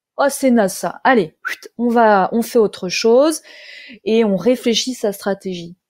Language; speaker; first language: French; native; French